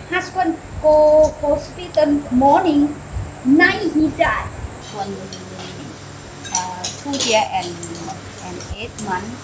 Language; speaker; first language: English; non-native, learner; Lao